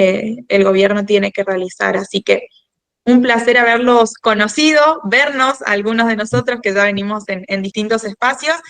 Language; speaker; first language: Spanish; native; Spanish